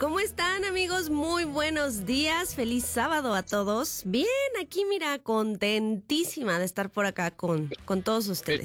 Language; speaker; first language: Spanish; native; Spanish